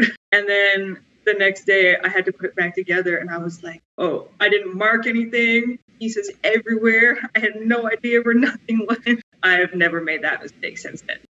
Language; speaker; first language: English; native; English